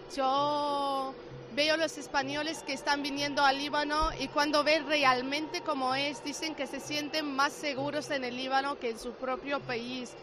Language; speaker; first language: Spanish; non-native, fluent; Arabic